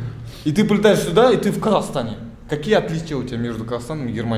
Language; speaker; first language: Russian; native; Russian